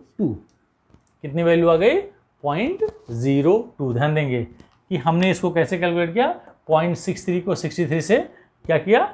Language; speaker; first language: Hindi; native; Hindi